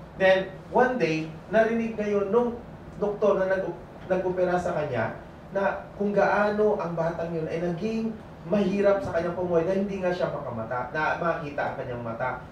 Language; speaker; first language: Filipino; native; Filipino